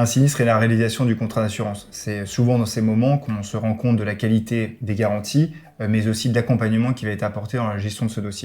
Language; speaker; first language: French; native; French